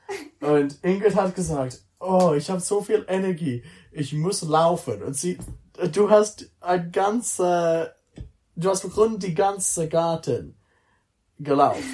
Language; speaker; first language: German; non-native, learner; English